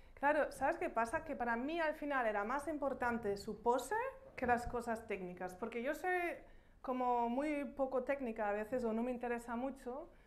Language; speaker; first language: Spanish; non-native, fluent; German